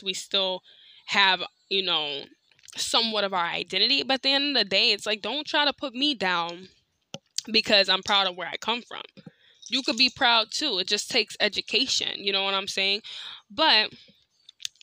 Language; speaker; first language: English; native; English